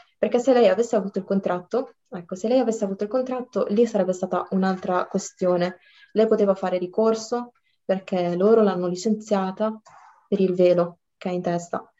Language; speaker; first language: Italian; early bilingual, other home language; Arabic